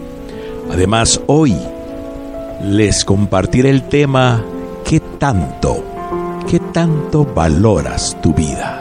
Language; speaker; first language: Spanish; native; Spanish